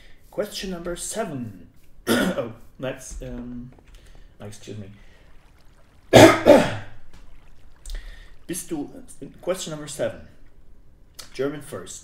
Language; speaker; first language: English; non-native, fluent; German